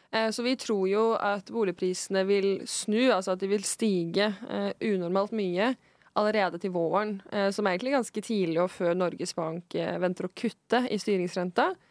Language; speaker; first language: Norwegian; native; Norwegian